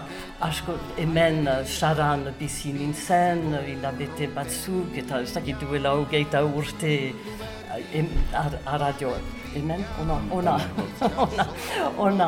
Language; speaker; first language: Basque; non-native, learner; English